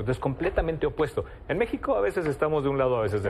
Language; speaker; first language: Spanish; native; Spanish